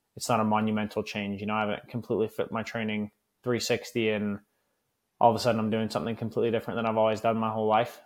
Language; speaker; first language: English; native; English